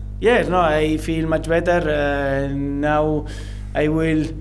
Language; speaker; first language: English; non-native, learner; Spanish